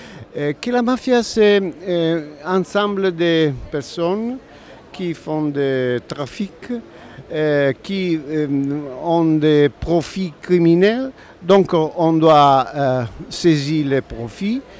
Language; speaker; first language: French; non-native, learner; Italian